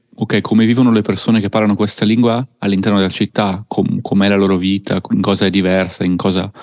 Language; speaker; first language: Italian; native; Italian